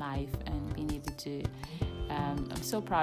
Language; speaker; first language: English; non-native, local second language; Yoruba